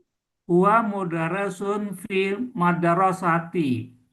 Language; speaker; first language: Arabic; non-native, learner; Indonesian